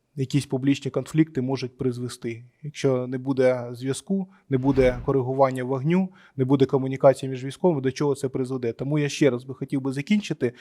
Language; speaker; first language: Ukrainian; non-native, local second language; Russian